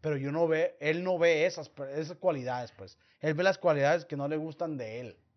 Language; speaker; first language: Spanish; early bilingual, heritage; Spanish